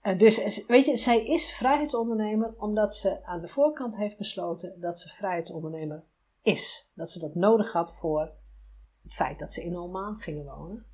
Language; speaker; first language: Dutch; native; Dutch